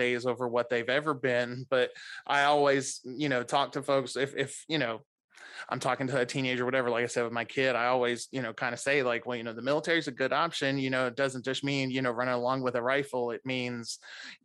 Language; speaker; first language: English; native; English